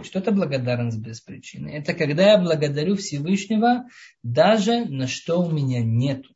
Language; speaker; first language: Russian; early bilingual, heritage; Russian